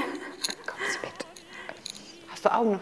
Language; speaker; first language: German; native; German